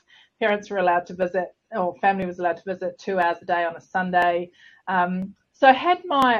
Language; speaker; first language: English; native; English